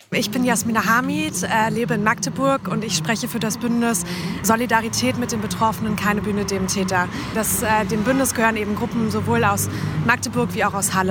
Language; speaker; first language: German; native; German